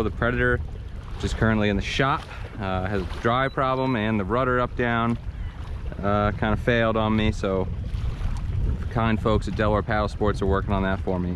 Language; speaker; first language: English; native; English